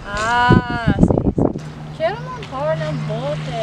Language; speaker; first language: Spanish; non-native, learner; English